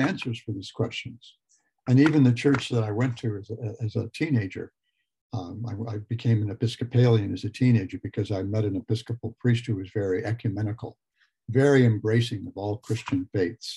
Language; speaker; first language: English; native; English